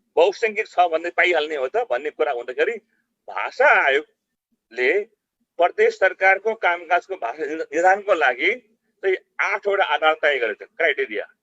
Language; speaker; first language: Nepali; non-native, local second language; Eastern Tamang